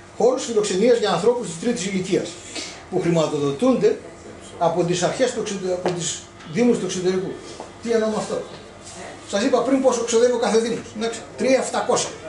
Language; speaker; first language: Greek; early bilingual, heritage; Greek